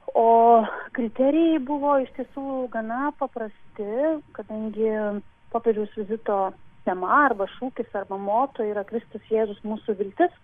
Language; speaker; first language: Lithuanian; native; Lithuanian